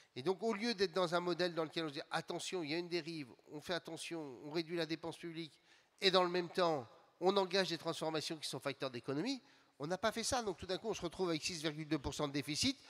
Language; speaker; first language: French; native; French